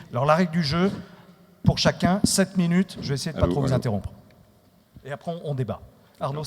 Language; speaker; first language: French; native; French